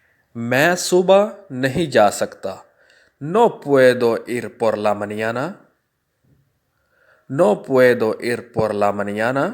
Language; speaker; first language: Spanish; non-native, fluent; Urdu